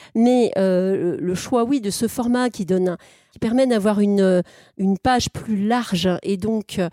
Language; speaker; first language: French; native; French